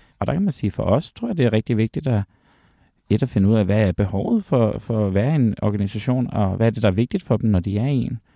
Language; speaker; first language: Danish; native; Danish